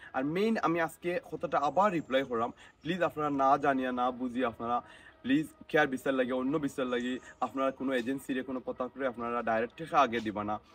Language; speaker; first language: Bangla; native; Bangla